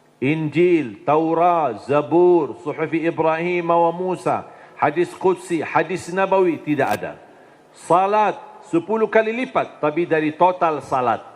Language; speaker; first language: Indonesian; non-native, fluent; Arabic